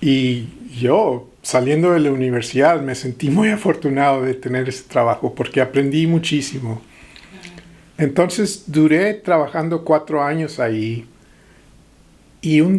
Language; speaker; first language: Spanish; early bilingual, heritage; Spanish